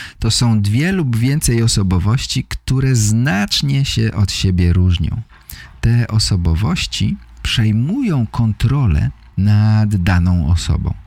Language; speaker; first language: Polish; native; Polish